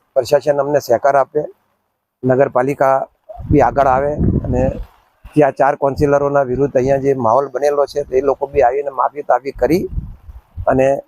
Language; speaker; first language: Gujarati; native; Gujarati